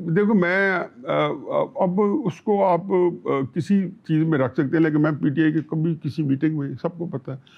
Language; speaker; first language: Urdu; non-native, local second language; Punjabi